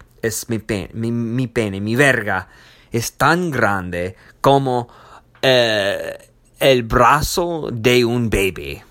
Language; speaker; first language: Spanish; non-native, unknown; English